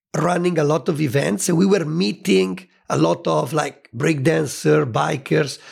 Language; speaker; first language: English; non-native, fluent; Italian